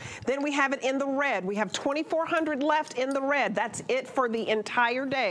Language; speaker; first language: English; native; English